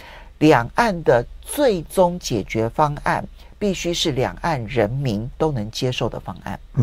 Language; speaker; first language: Chinese; native; Chinese